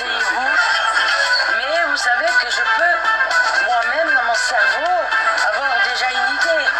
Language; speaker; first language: French; native; French